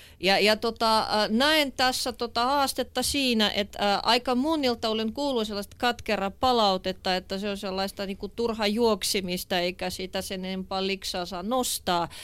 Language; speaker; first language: Finnish; non-native, fluent; Russian